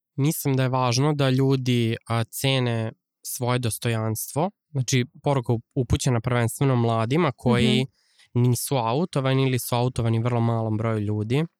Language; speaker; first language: Serbian; native; Serbian